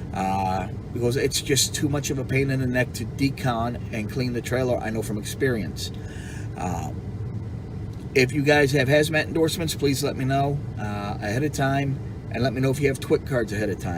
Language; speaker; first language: English; native; English